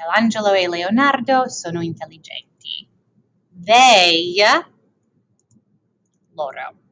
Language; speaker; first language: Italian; non-native, learner; English